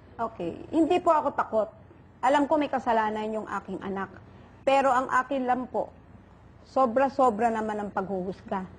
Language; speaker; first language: Filipino; native; Filipino